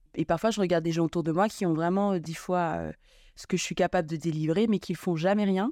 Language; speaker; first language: French; non-native, local second language; Malagasy